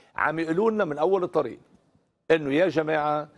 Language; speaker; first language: Arabic; native; Arabic